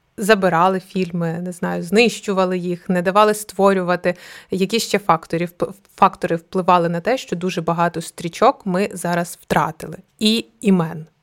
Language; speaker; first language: Ukrainian; native; Ukrainian